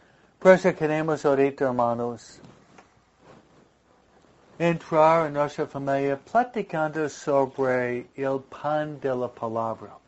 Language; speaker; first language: Spanish; non-native, fluent; English